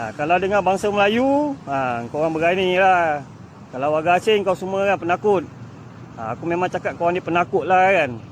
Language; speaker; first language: Malay; native; Malay